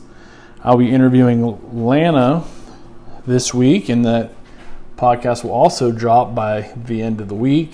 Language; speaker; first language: English; native; English